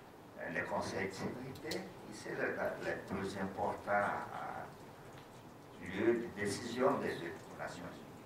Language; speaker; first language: French; non-native, fluent; Portuguese